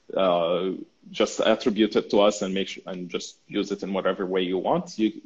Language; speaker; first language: English; non-native, fluent; Arabic